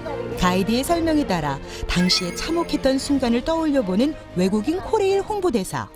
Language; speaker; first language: Korean; native; Korean